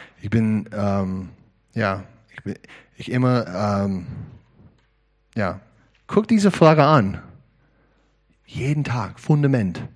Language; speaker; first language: German; non-native, learner; English